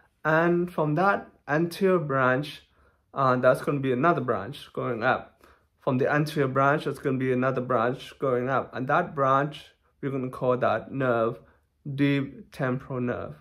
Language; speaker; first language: English; non-native, fluent; Thai